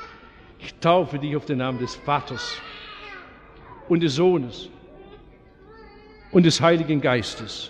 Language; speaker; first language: German; native; German